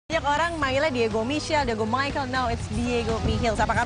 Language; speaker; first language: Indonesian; native; Indonesian